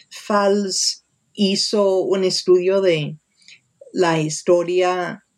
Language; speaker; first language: Spanish; non-native, fluent; English